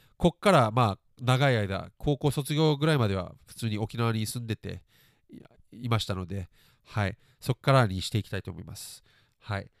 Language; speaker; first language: Japanese; early bilingual, other home language; English